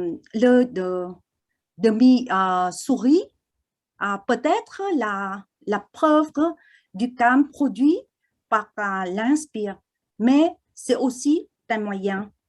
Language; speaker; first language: French; non-native, fluent; Vietnamese